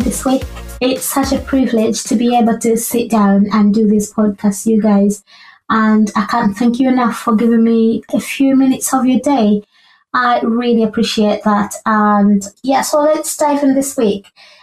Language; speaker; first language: English; non-native, local second language; Ganda